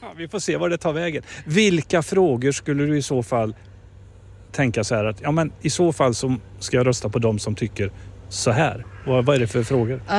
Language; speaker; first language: Swedish; native; Swedish